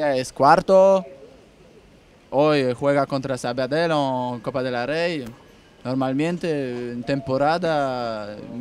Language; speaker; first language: Spanish; non-native, learner; Polish